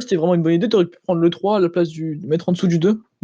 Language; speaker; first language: French; native; French